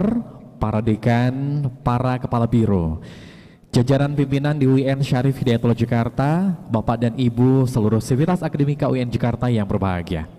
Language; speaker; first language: Indonesian; native; Indonesian